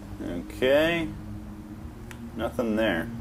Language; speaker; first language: English; native; English